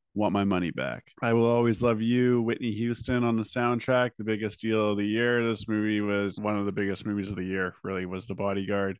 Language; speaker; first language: English; native; English